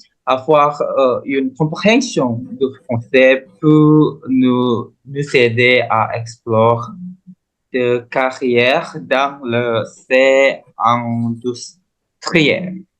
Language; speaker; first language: French; non-native, learner; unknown